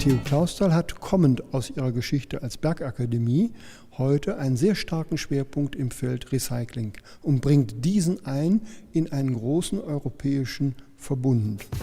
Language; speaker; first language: German; native; German